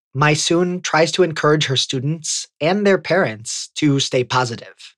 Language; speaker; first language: English; native; English